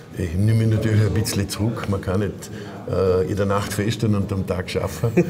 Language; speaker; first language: German; native; German